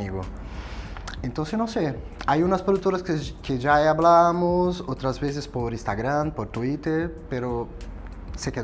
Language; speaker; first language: Spanish; non-native, fluent; Portuguese